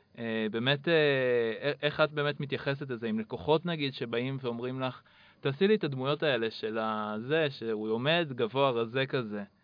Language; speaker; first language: Hebrew; native; Hebrew